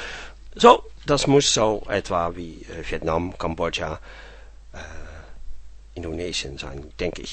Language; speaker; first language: German; non-native, fluent; Dutch